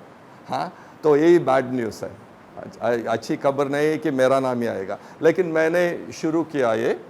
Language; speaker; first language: Hindi; non-native, local second language; Tamil